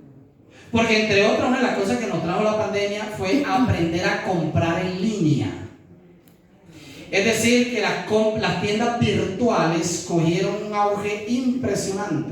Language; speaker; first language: Spanish; native; Spanish